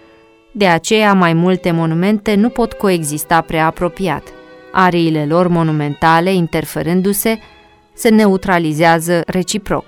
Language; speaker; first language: Romanian; native; Romanian